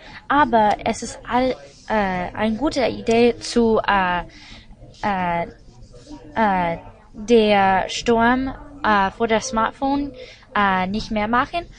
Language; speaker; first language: German; non-native, learner; English